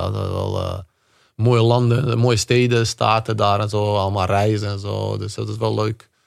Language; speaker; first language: Dutch; early bilingual, other home language; Bosnian